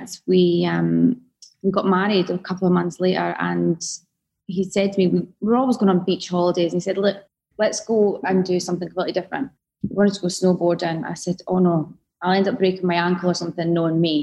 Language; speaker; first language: English; native; English